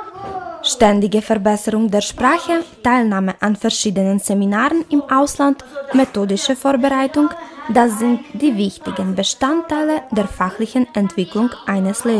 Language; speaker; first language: German; non-native, fluent; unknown